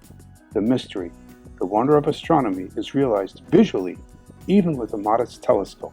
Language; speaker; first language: English; native; English